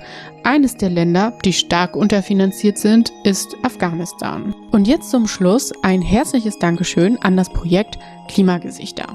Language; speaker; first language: German; native; German